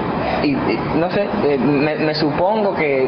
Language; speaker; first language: Spanish; native; Spanish